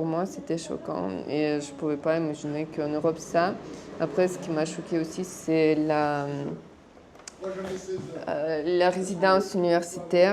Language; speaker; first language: French; non-native, fluent; Russian